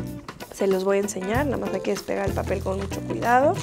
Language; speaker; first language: Spanish; native; Spanish